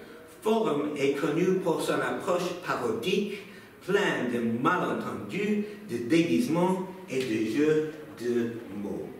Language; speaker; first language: French; non-native, fluent; English